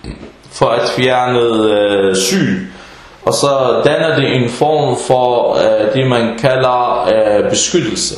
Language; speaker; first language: Danish; non-native, fluent; Arabic